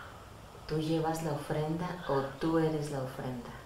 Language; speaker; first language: Spanish; native; Spanish